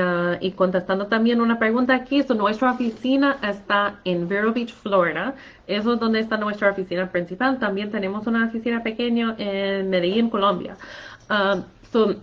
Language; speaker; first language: Spanish; non-native, fluent; English